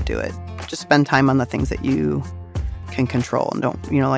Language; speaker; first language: English; native; English